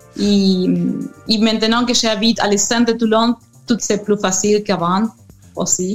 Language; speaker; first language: French; non-native, learner; Spanish